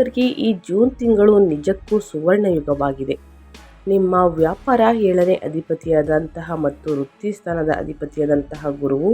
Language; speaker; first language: Kannada; native; Kannada